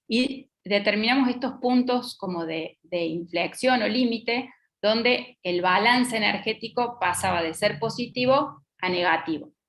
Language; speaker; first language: Spanish; native; Spanish